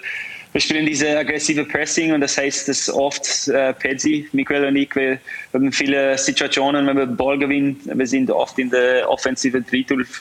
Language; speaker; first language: German; non-native, fluent; English